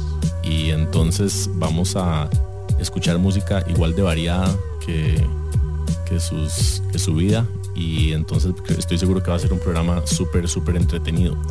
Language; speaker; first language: Spanish; native; Spanish